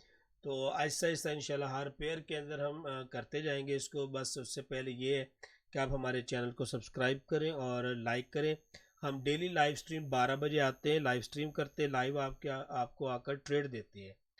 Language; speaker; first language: Hindi; non-native, local second language; Punjabi